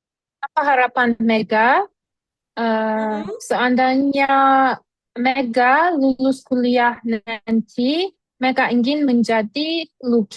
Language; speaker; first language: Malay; non-native, learner; Turkish